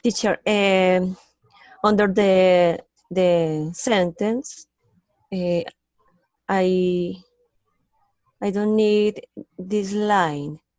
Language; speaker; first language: English; non-native, learner; Spanish